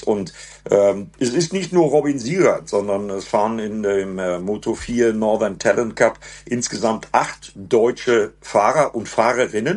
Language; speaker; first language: German; native; German